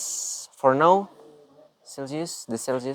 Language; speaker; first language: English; non-native, learner; Indonesian